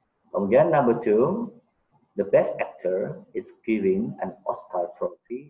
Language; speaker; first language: English; non-native, fluent; Indonesian